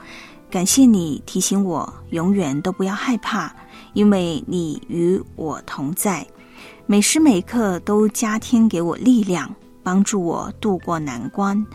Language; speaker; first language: Chinese; native; Chinese